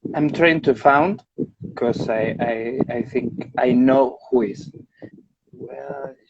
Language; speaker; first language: English; non-native, learner; Spanish